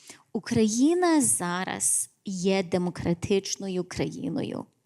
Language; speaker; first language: Ukrainian; early bilingual, heritage; English